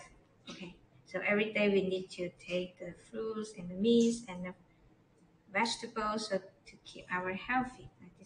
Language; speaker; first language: English; non-native, learner; Chinese